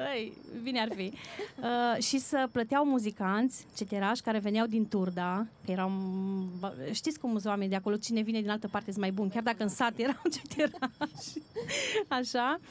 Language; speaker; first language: Romanian; native; Romanian